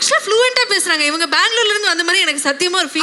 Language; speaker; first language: Tamil; native; Tamil